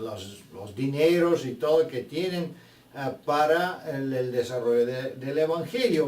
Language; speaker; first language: Spanish; non-native, fluent; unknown